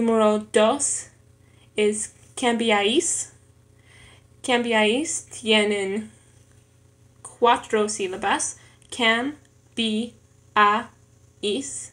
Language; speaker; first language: Spanish; non-native, learner; English